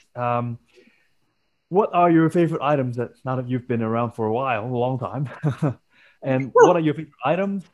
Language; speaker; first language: English; non-native, local second language; Cantonese